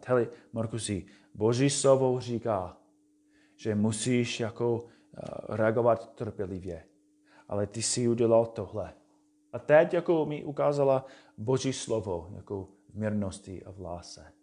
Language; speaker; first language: Czech; non-native, fluent; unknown